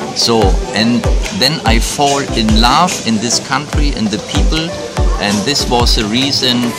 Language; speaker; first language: English; non-native, fluent; German